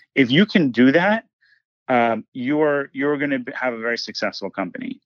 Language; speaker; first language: English; native; English